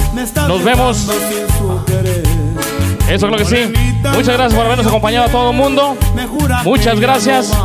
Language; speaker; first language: Spanish; native; Spanish